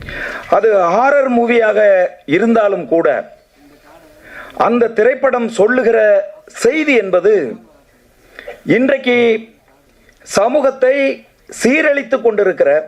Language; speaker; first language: Tamil; native; Tamil